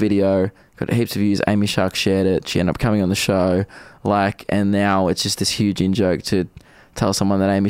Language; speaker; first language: English; native; English